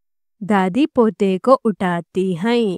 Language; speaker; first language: Hindi; non-native, local second language; Kannada